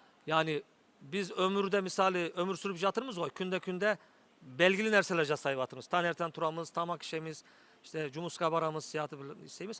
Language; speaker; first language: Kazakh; non-native, learner; Turkish